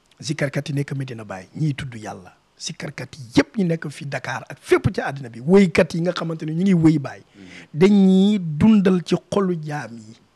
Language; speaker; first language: Wolof; native; Wolof